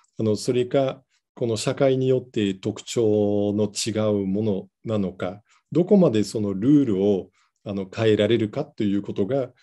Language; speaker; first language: Japanese; non-native, fluent; Dutch